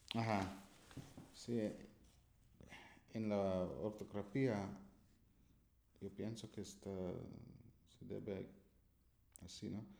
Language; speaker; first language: Spanish; non-native, fluent; English